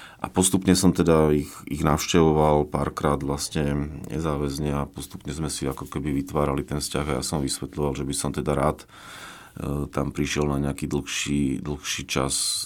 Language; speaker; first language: Slovak; native; Slovak